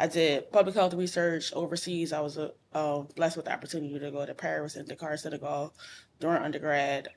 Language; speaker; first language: English; native; English